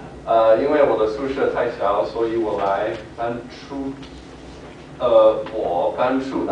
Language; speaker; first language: Chinese; non-native, learner; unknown